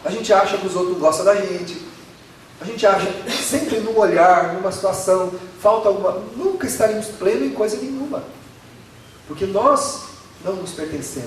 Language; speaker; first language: Portuguese; native; Portuguese